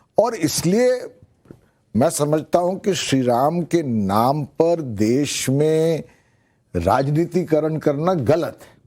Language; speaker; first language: Hindi; native; Hindi